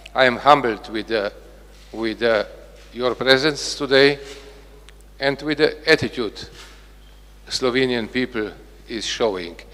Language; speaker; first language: English; non-native, fluent; Slovenian